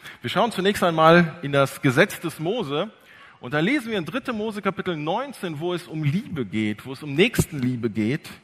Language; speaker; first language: German; early bilingual, other home language; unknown